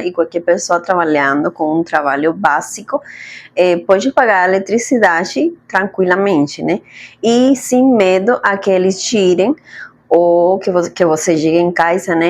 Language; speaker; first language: Portuguese; non-native, fluent; Spanish